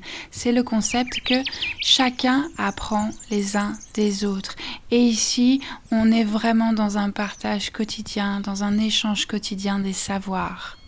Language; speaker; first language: French; native; French